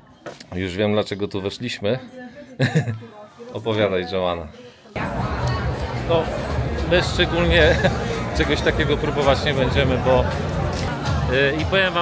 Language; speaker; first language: Polish; native; Polish